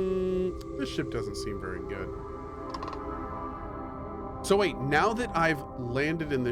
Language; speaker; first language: English; native; English